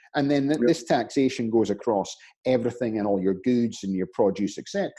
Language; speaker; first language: English; native; English